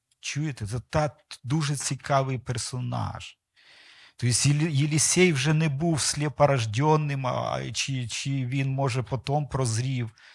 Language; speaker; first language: Ukrainian; non-native, local second language; Russian